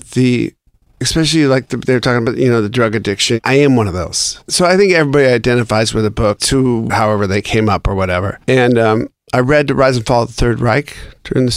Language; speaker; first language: English; native; English